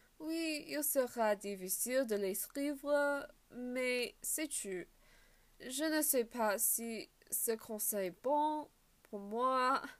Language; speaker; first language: French; non-native, learner; English